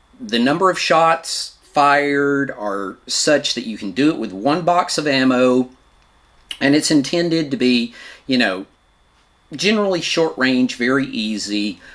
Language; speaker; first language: English; native; English